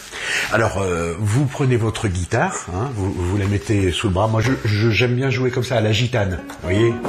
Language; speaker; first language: French; native; French